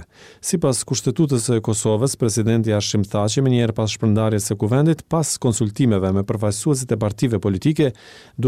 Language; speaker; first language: Albanian; native; Albanian